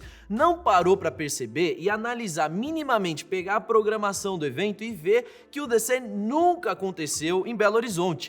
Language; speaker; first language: Portuguese; native; Portuguese